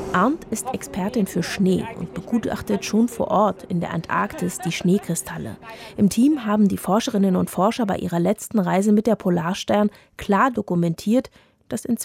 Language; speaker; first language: German; native; German